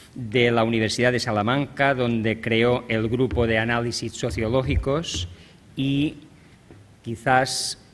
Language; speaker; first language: Spanish; non-native, local second language; Catalan